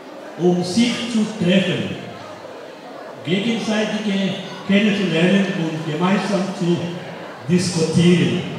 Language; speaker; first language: German; non-native, fluent; Tibetan